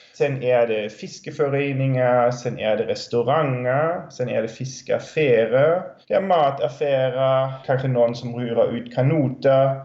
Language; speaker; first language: Swedish; non-native, fluent; German